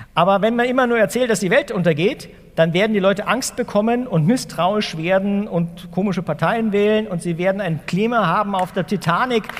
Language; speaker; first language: German; native; German